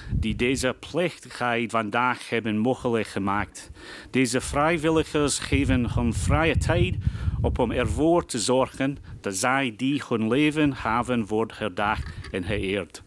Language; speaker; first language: Dutch; non-native, fluent; English